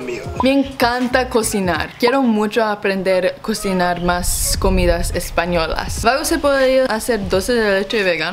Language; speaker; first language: Spanish; non-native, learner; English